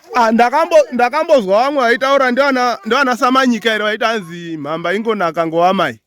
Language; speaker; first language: Shona; native; Shona